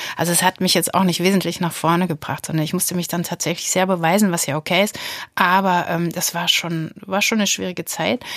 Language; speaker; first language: German; native; German